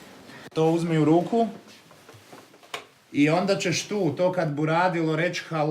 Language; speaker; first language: Croatian; native; Croatian